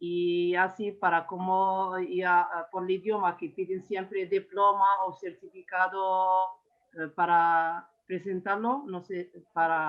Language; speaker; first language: Spanish; non-native, learner; Arabic